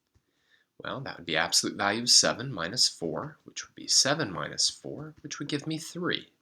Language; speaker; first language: English; native; English